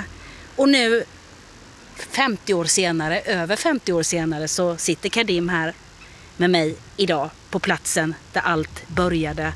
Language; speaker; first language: Swedish; native; Swedish